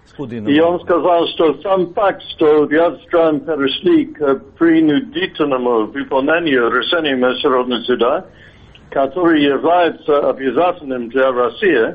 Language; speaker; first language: Russian; non-native, fluent; English